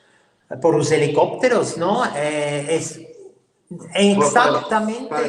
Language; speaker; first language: Portuguese; non-native, learner; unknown